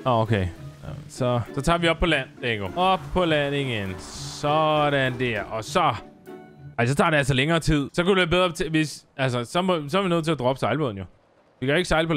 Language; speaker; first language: Danish; native; Danish